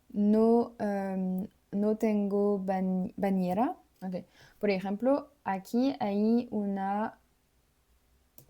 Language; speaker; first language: Spanish; non-native, learner; French